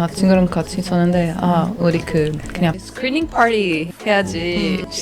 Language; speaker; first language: Korean; non-native, fluent; Portuguese